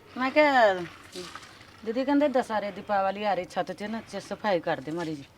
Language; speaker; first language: Punjabi; non-native, local second language; Bhojpuri